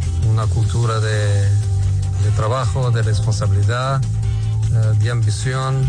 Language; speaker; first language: Spanish; non-native, fluent; Portuguese